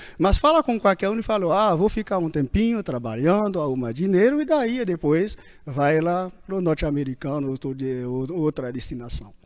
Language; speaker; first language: Portuguese; non-native, fluent; Haitian Creole